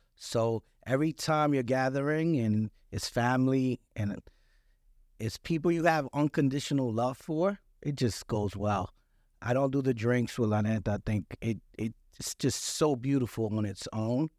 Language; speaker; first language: English; early bilingual, other home language; Spanish